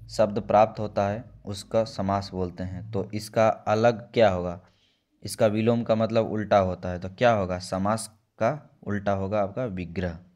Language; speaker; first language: Hindi; native; Hindi